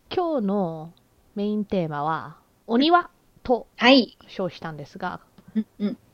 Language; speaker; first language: Japanese; early bilingual, other home language; English